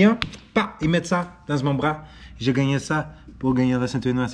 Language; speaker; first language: French; non-native, learner; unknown